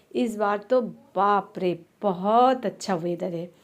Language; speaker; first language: Hindi; non-native, local second language; Bangla